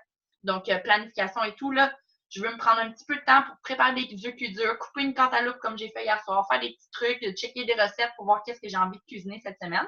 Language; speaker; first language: French; native; French